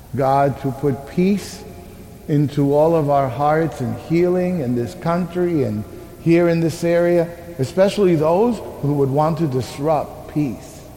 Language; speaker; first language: English; early bilingual, other home language; Spanish